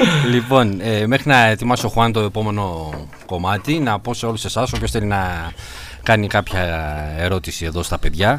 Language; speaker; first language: Greek; native; Greek